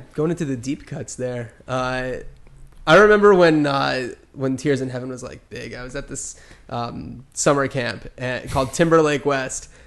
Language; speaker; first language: English; native; English